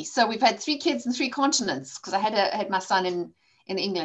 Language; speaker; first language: English; native; English